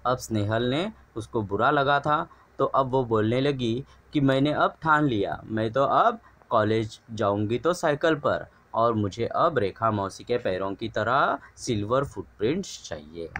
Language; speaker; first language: Hindi; non-native, local second language; Marathi